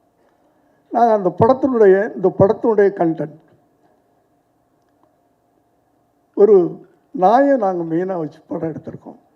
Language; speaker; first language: Tamil; native; Tamil